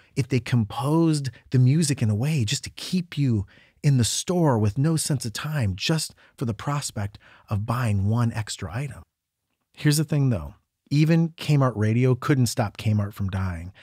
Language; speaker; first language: English; native; English